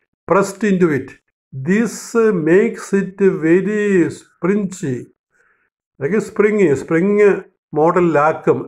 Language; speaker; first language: English; non-native, local second language; Malayalam